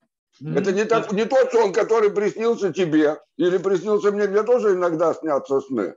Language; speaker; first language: Russian; native; Russian